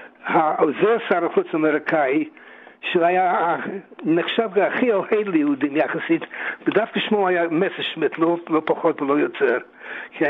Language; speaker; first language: Hebrew; non-native, fluent; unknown